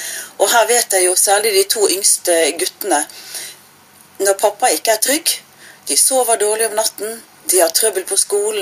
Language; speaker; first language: Norwegian; native; Norwegian